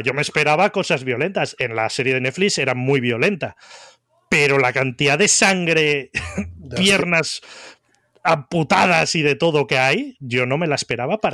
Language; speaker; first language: Spanish; native; Spanish